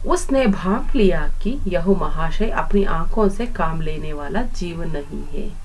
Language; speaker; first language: Hindi; non-native, local second language; Kannada